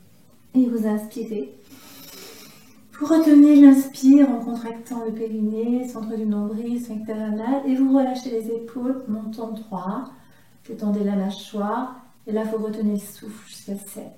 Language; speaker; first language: French; native; French